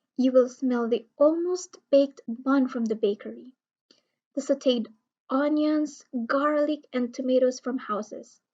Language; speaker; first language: English; non-native, local second language; Filipino